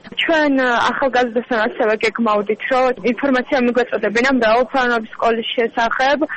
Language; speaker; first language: Georgian; non-native, local second language; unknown